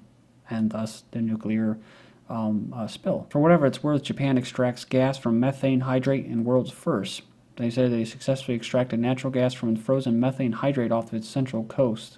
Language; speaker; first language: English; native; English